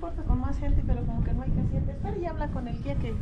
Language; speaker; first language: Spanish; native; Spanish